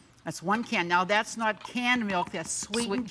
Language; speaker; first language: English; native; English